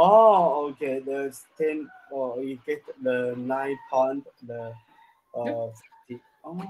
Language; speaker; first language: English; non-native, learner; Chinese